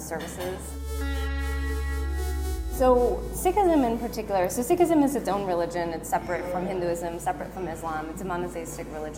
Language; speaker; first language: English; native; English